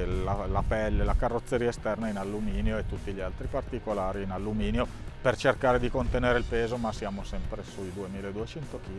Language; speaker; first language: Italian; native; Italian